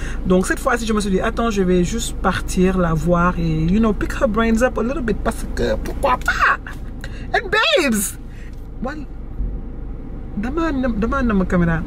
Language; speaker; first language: French; non-native, local second language; Wolof